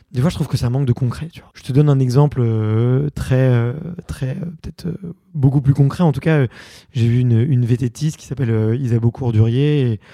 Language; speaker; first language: French; native; French